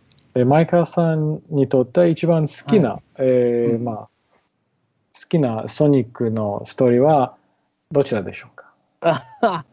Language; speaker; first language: Japanese; non-native, learner; English